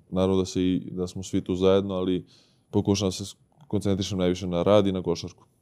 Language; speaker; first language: Serbian; native; Serbian